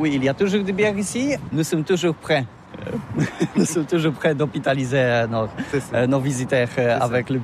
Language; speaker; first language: French; non-native, learner; Polish